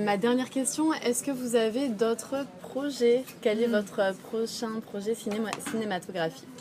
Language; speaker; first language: French; native; French